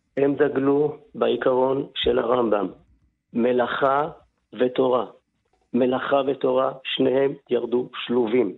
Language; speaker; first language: Hebrew; non-native, fluent; Arabic